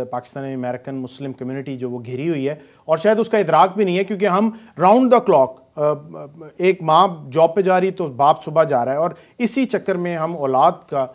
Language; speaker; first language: Urdu; native; Urdu